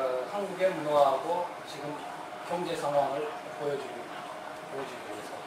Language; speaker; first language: Korean; non-native, fluent; Kyrgyz